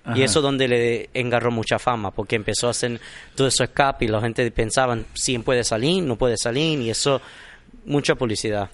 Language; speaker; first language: Spanish; early bilingual, heritage; Spanish